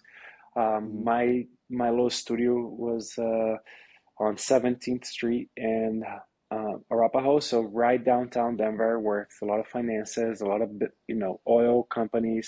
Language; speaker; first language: English; non-native, fluent; Portuguese